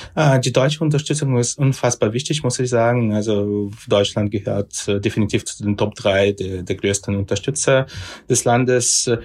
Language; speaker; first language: German; non-native, fluent; Russian